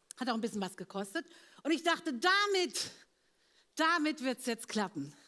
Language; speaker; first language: German; early bilingual, other home language; Italian